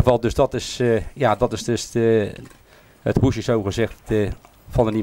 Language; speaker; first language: Dutch; native; Dutch